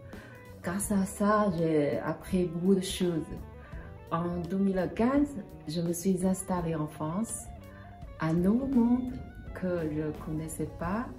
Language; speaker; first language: French; non-native, fluent; Chinese